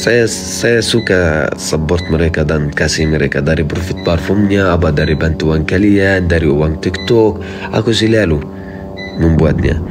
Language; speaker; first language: Indonesian; non-native, fluent; Arabic